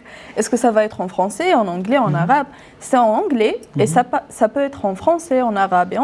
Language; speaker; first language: French; non-native, local second language; Arabic